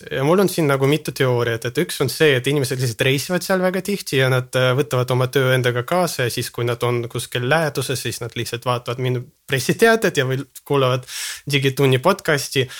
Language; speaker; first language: Estonian; non-native, local second language; Russian